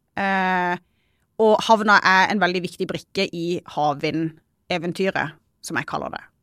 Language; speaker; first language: Norwegian; native; Norwegian